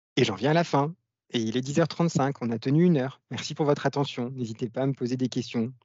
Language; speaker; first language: French; native; French